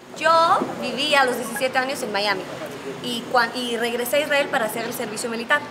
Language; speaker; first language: Spanish; non-native, fluent; Hebrew